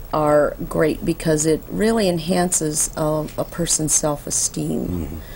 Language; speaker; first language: English; native; English